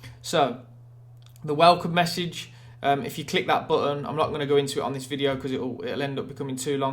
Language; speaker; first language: English; native; English